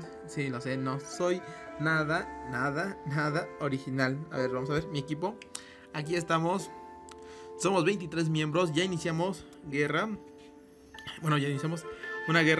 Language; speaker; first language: Spanish; native; Spanish